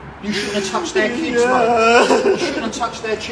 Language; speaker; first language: English; native; English